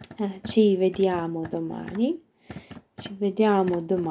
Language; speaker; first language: Italian; non-native, fluent; Ukrainian